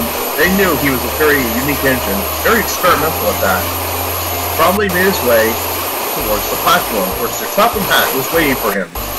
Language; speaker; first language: English; native; English